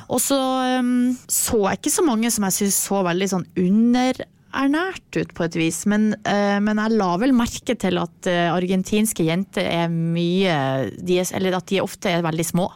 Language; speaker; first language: Norwegian; native; Norwegian